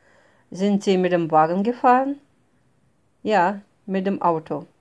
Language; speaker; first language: German; non-native, fluent; Russian